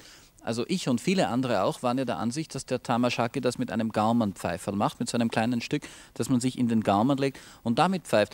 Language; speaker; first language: German; native; German